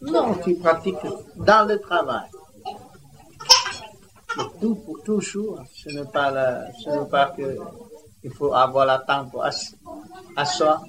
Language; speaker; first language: French; non-native, learner; Vietnamese